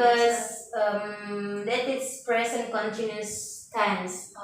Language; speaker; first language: English; non-native, learner; Indonesian